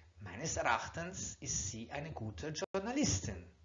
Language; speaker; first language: German; non-native, fluent; Italian